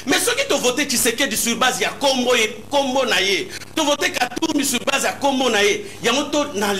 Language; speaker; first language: French; non-native, local second language; Lingala